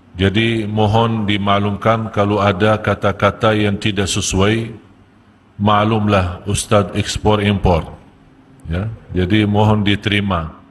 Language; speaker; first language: Malay; non-native, fluent; Arabic